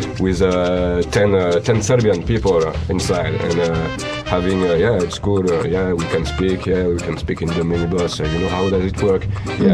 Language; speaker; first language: English; non-native, learner; French